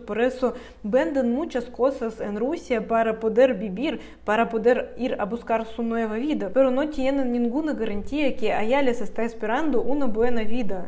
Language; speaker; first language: Spanish; non-native, fluent; Russian